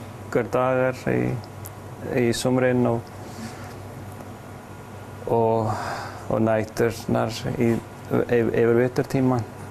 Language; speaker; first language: Icelandic; non-native, fluent; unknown